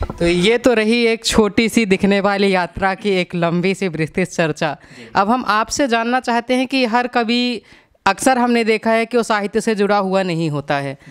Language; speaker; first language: Hindi; native; Hindi